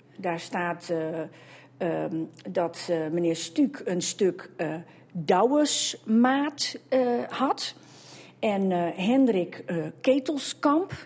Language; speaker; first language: Dutch; native; Dutch